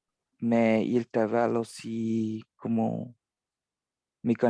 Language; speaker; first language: French; non-native, learner; Spanish